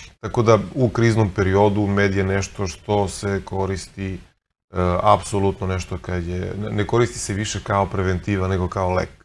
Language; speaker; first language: Croatian; native; Croatian